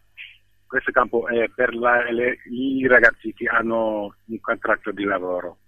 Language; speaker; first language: Italian; non-native, fluent; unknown